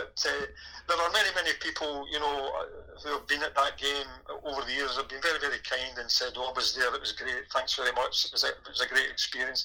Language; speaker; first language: English; native; English